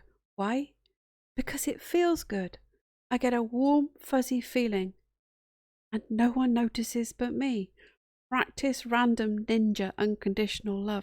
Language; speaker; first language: English; native; English